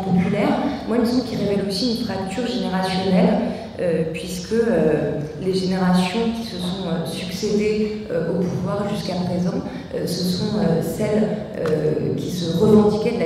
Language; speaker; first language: French; native; French